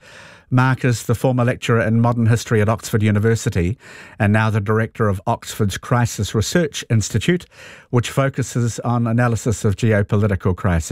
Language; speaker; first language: English; native; English